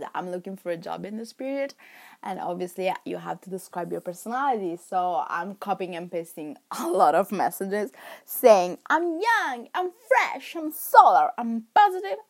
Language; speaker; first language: English; non-native, fluent; Italian